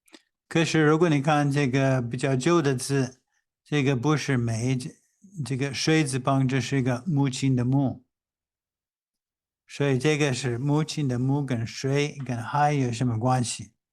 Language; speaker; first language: Chinese; non-native, fluent; English